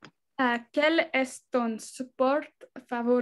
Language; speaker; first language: Spanish; non-native, learner; English